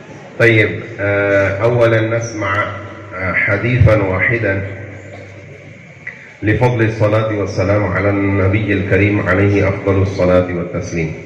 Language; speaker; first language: Arabic; non-native, fluent; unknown